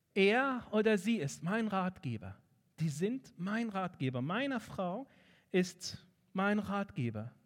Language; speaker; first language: German; non-native, fluent; Arabic